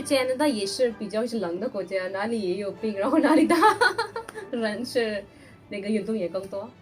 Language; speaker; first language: Chinese; non-native, fluent; Urdu